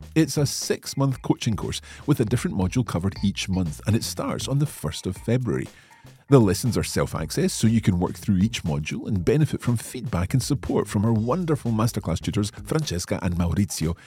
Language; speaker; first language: English; native; English